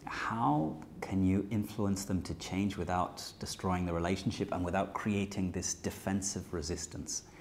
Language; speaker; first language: English; native; English